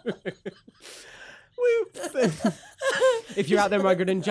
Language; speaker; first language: English; native; English